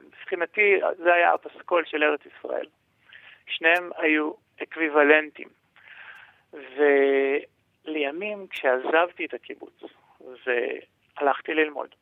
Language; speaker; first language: Hebrew; native; Hebrew